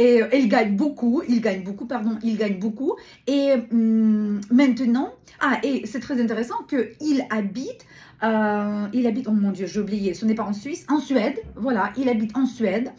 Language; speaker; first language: French; non-native, learner; Russian